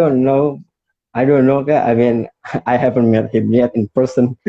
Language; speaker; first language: English; non-native, fluent; Indonesian